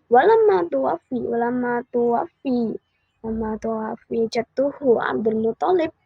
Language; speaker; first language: Arabic; non-native, fluent; Indonesian